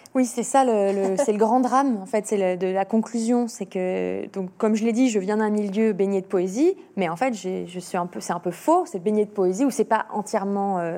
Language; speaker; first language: French; native; French